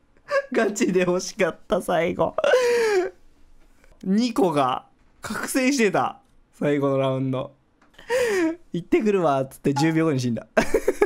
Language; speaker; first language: Japanese; native; Japanese